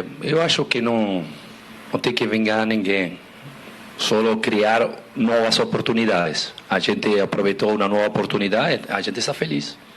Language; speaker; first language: Portuguese; non-native, fluent; Spanish